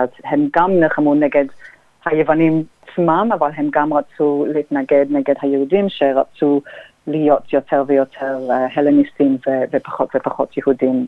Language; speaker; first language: Hebrew; non-native, fluent; English